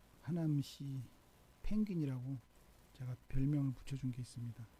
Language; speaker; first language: Korean; native; Korean